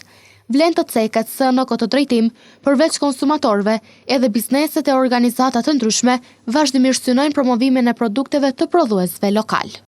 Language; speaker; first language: Albanian; native; Albanian